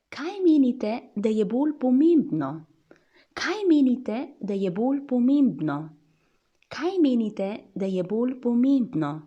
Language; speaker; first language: Slovenian; non-native, fluent; Chinese